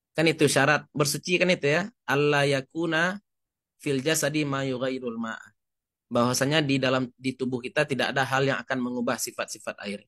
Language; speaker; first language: Indonesian; non-native, local second language; Minangkabau